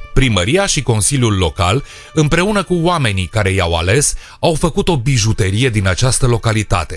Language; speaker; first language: Romanian; native; Romanian